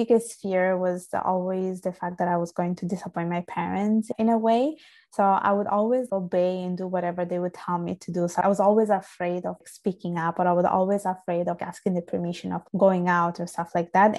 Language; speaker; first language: English; non-native, fluent; Italian